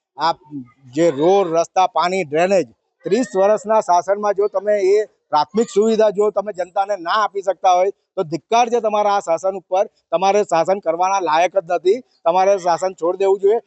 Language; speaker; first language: Gujarati; native; Gujarati